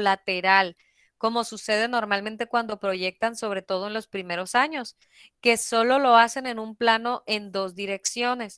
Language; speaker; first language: Spanish; native; Spanish